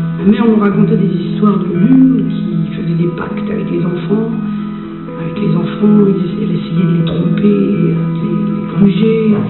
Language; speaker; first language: French; early bilingual, other home language; Spanish